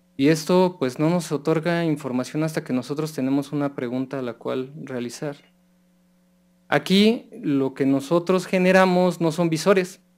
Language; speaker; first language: Spanish; native; Spanish